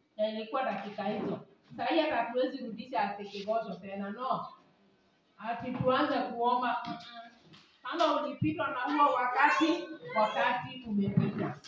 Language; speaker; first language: Swahili; non-native, local second language; Kikuyu